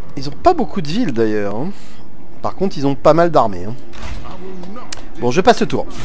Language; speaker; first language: French; native; French